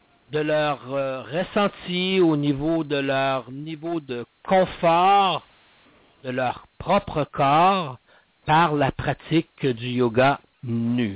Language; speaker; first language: French; native; French